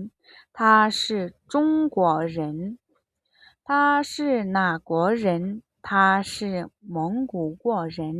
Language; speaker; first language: Chinese; non-native, fluent; Mongolian